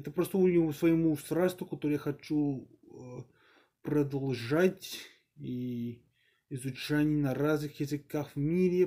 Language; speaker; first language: Russian; non-native, learner; English